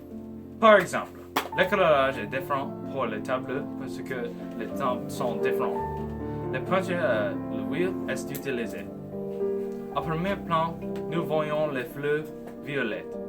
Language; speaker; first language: French; non-native, learner; English